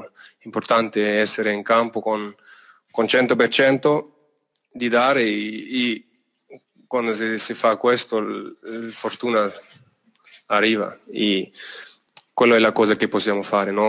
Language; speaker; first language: Italian; non-native, fluent; German